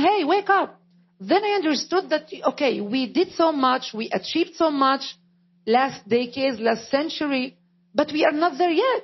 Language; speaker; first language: English; non-native, fluent; Arabic